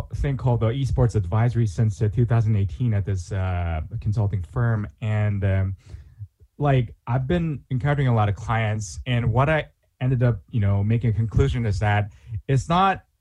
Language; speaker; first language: English; non-native, fluent; Korean